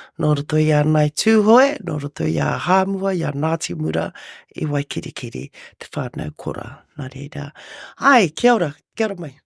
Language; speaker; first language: Māori; native; Māori